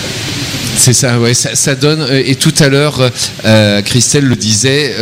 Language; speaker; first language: French; native; French